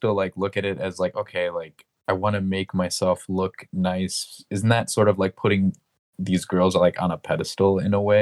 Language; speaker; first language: English; native; English